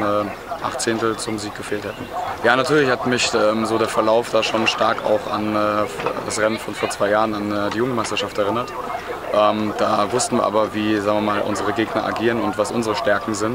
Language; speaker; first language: German; native; German